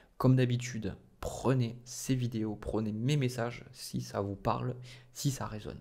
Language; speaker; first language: French; native; French